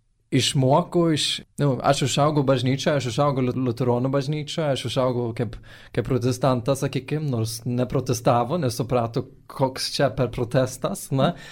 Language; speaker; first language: Lithuanian; non-native, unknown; Swedish